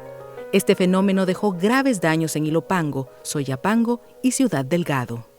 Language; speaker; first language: Spanish; native; Spanish